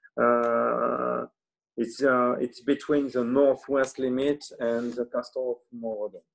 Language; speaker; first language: English; non-native, learner; French